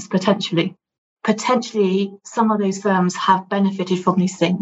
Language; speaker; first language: English; native; English